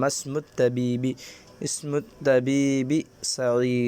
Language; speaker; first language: Arabic; non-native, fluent; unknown